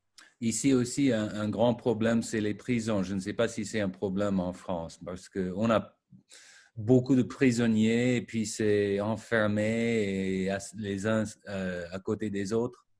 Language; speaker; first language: French; non-native, fluent; English